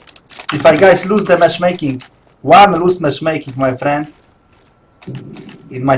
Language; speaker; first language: English; non-native, learner; Polish